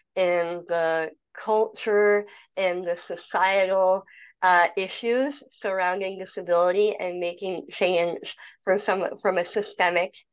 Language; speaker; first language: English; native; English